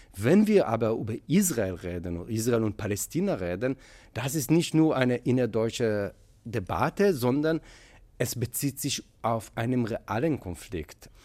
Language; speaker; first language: German; non-native, fluent; Hebrew